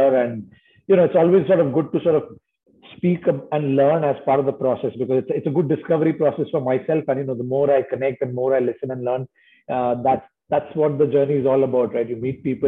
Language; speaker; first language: English; non-native, local second language; Marathi